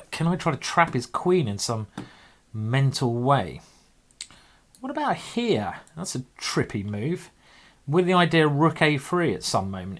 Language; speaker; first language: English; native; English